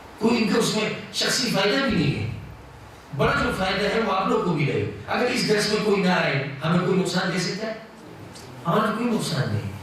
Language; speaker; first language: Urdu; non-native, local second language; Pashto